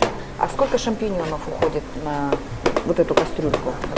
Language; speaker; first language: Russian; native; Russian